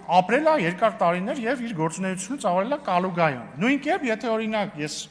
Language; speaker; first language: Armenian; native; Armenian